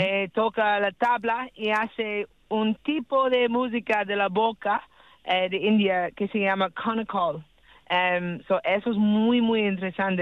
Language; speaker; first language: Spanish; non-native, learner; English